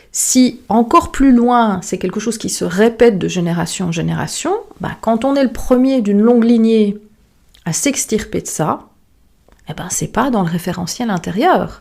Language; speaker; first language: French; native; French